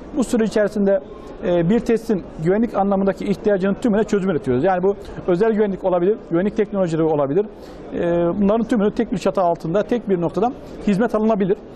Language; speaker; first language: Turkish; native; Turkish